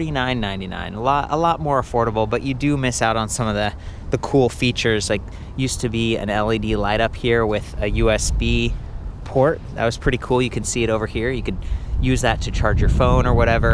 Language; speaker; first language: English; native; English